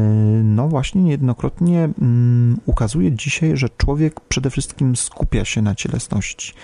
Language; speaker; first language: Polish; native; Polish